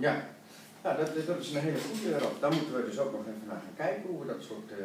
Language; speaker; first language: Dutch; native; Dutch